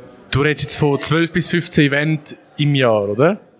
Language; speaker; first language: German; native; German